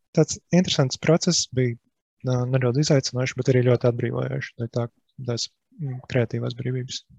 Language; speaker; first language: Latvian; native; Latvian